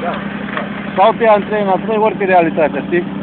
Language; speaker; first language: Romanian; native; Romanian